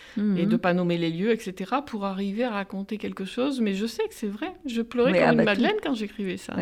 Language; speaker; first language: French; native; French